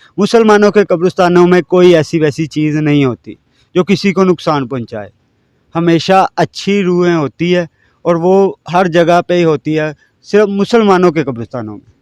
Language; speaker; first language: Urdu; non-native, local second language; Punjabi